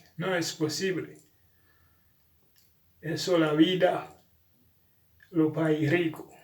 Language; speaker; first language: Spanish; non-native, learner; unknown